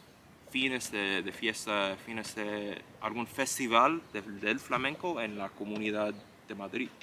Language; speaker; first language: Spanish; non-native, fluent; English